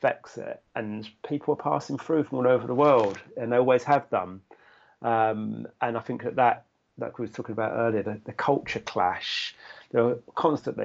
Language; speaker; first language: English; native; English